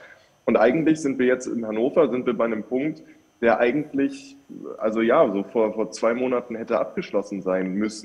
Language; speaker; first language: German; native; German